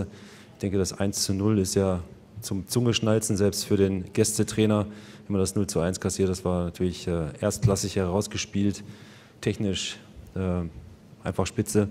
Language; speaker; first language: German; native; German